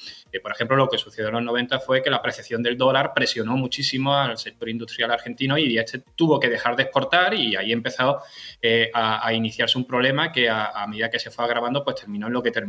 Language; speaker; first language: Spanish; native; Spanish